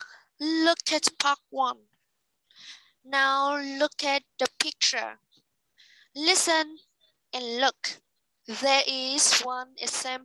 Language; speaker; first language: English; non-native, fluent; Vietnamese